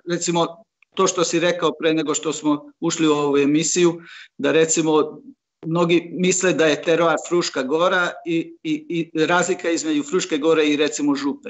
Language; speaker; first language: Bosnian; non-native, local second language; Hungarian